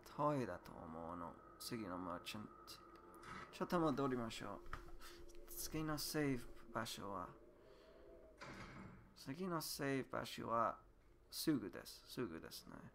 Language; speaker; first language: Japanese; non-native, learner; English